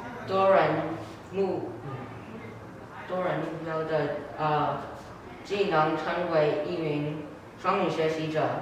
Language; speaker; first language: Chinese; non-native, learner; English